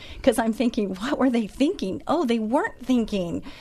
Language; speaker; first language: English; native; English